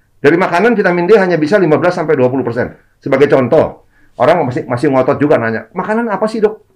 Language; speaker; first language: Indonesian; native; Indonesian